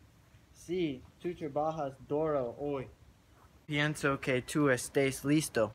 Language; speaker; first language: Spanish; non-native, learner; English